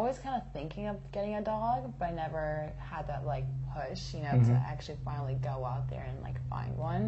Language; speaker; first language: English; native; English